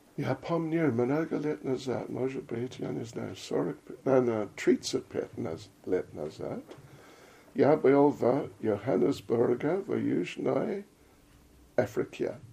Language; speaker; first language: Russian; non-native, learner; English